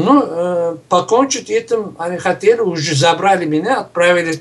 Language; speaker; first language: Russian; non-native, local second language; Uzbek